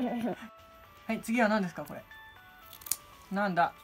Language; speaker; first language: Japanese; native; Japanese